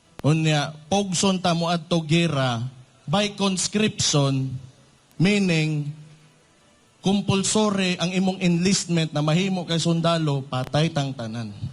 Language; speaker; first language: Cebuano; native; Cebuano